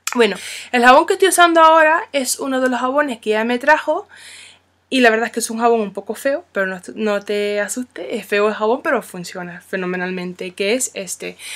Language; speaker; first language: Spanish; non-native, fluent; English